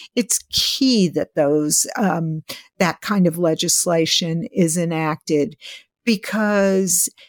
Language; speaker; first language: English; native; English